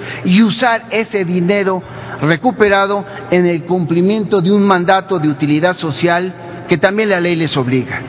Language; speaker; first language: Spanish; native; Spanish